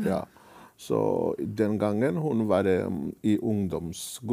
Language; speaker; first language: Norwegian; non-native, fluent; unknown